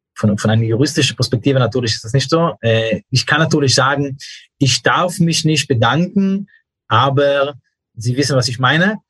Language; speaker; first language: German; non-native, fluent; English